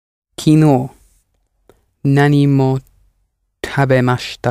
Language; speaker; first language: Japanese; non-native, learner; English